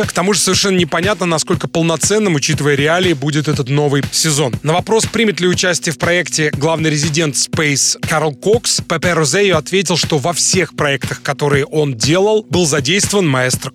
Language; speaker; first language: Russian; native; Russian